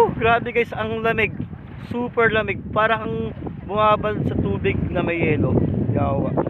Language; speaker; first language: Filipino; non-native, local second language; Cebuano